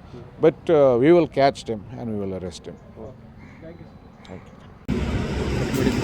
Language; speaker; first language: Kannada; non-native, fluent; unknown